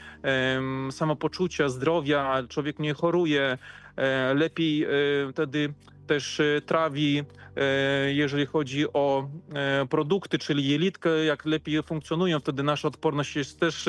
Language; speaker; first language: Polish; native; Polish